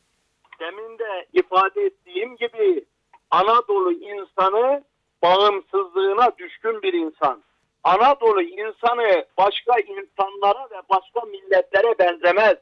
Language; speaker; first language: Turkish; native; Turkish